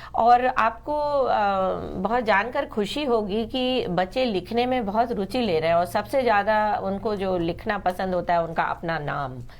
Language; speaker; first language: Hindi; native; Hindi